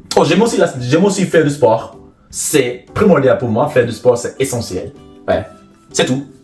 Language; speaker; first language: French; non-native, fluent; English